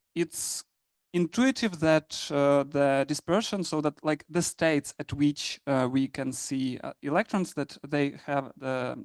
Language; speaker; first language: English; non-native, fluent; Ukrainian